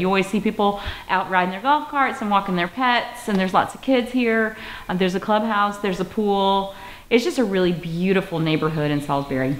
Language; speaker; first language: English; native; English